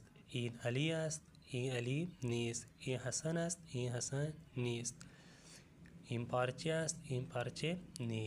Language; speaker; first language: Persian; non-native, fluent; Urdu